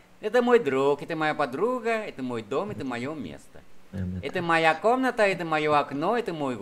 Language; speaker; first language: Russian; non-native, fluent; Vietnamese